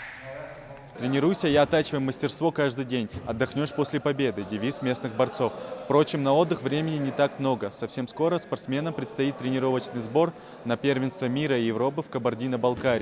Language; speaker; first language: Russian; native; Russian